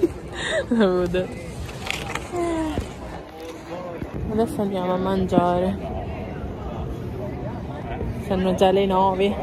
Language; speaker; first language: Italian; early bilingual, other home language; Filipino